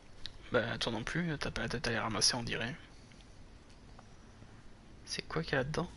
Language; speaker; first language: French; native; French